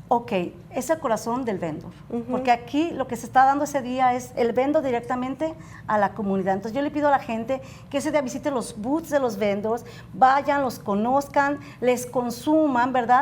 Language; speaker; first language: Spanish; native; Spanish